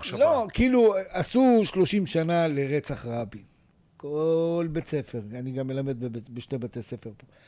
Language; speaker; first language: Hebrew; native; Hebrew